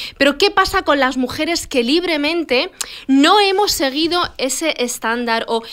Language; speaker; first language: Spanish; early bilingual, other home language; Arabic